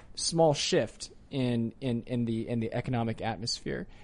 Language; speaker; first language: English; native; English